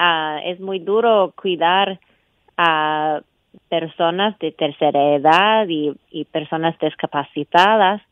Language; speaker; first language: Spanish; non-native, fluent; English